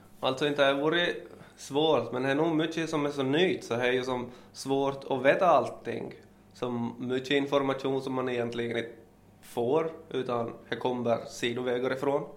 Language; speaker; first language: Swedish; native; Swedish